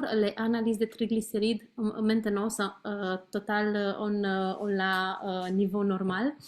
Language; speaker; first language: French; non-native, learner; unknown